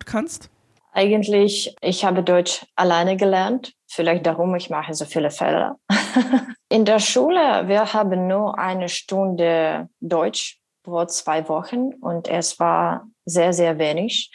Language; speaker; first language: German; non-native, learner; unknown